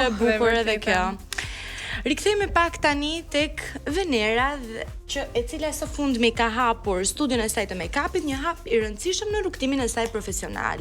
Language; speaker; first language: Albanian; native; Albanian